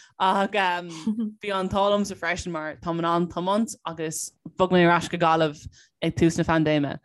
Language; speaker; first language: Irish; non-native, local second language; English